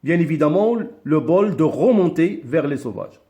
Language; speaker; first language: French; non-native, local second language; Arabic